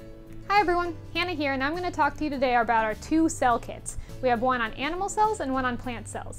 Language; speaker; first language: English; native; English